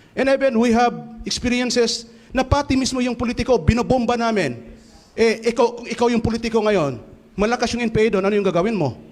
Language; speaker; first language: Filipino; non-native, local second language; Cebuano